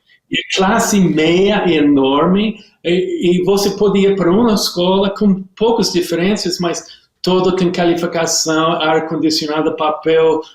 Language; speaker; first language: Portuguese; non-native, learner; English